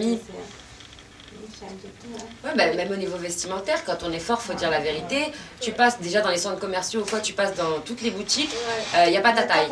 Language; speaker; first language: French; native; French